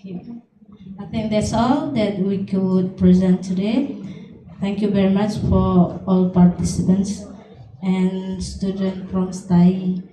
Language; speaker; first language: English; non-native, fluent; Indonesian